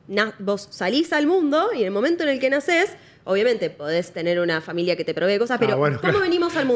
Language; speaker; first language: Spanish; native; Spanish